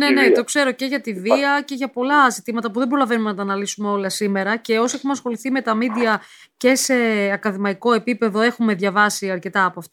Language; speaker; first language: Greek; native; Greek